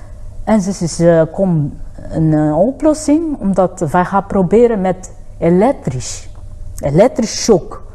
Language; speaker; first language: Dutch; non-native, fluent; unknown